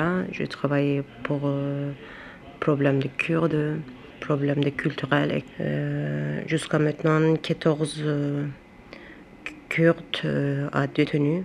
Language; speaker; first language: French; non-native, learner; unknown